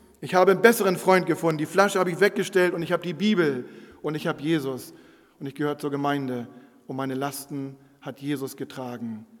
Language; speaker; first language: German; non-native, local second language; Low German